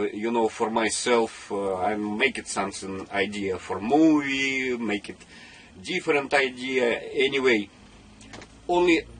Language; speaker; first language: English; non-native, learner; Russian